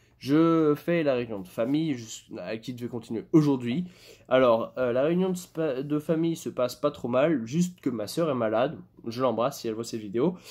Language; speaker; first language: French; native; French